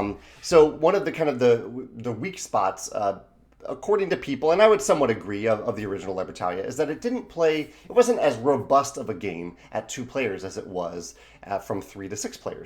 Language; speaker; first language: English; native; English